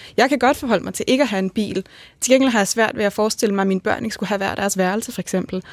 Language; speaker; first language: Danish; native; Danish